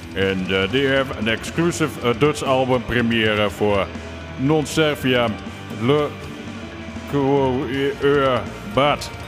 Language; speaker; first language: English; non-native, learner; Dutch